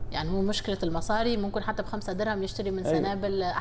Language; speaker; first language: Arabic; native; Arabic